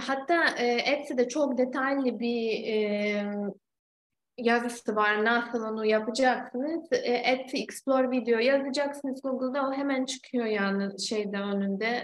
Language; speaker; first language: Turkish; non-native, fluent; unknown